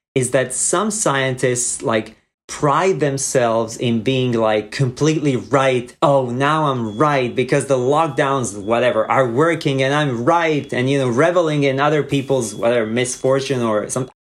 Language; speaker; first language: English; non-native, fluent; Croatian